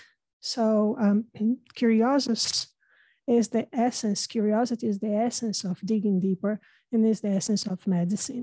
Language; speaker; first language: English; non-native, fluent; Portuguese